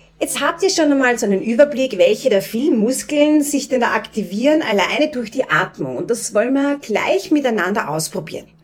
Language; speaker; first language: German; native; German